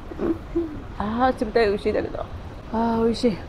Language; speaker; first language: Japanese; non-native, learner; Arabic